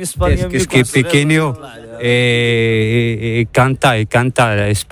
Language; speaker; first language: Spanish; non-native, learner; Arabic